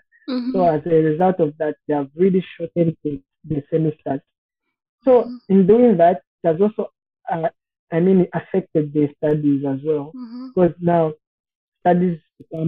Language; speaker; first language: English; non-native, local second language; Bemba